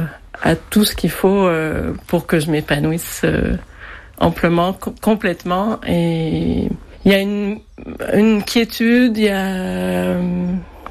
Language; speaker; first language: French; native; French